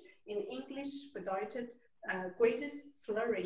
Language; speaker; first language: German; non-native, learner; Chinese